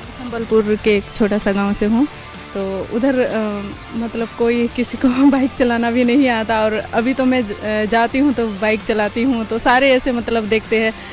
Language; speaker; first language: Hindi; non-native, local second language; Odia